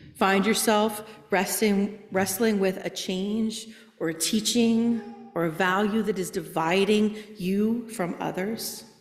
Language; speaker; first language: English; native; English